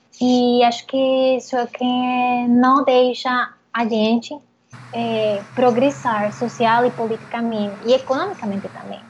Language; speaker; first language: Portuguese; non-native, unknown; Spanish